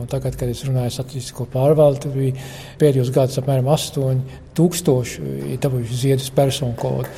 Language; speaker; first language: Latvian; early bilingual, heritage; Latvian